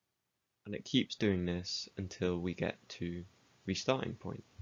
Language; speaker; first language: English; native; English